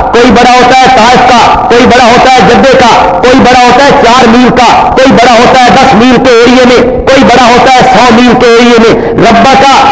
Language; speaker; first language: Urdu; non-native, local second language; Punjabi